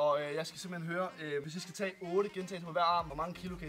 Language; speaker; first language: Danish; native; Danish